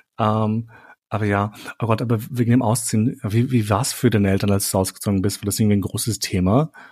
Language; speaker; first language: German; early bilingual, other home language; Albanian